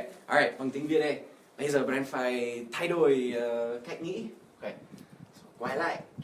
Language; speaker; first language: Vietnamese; non-native, fluent; English